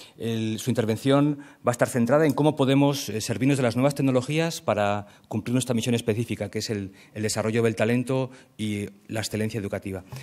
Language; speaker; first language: Spanish; native; Spanish